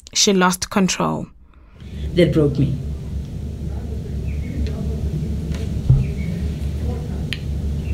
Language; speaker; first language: English; non-native, local second language; Tswana